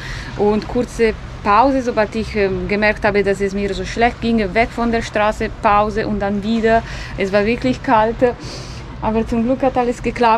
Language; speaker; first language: German; non-native, fluent; Italian